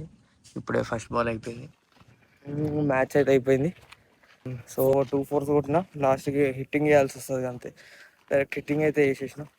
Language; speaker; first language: Telugu; native; Telugu